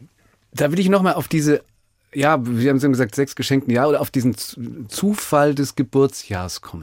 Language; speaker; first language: German; native; German